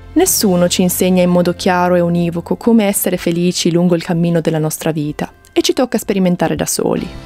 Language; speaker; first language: Italian; native; Italian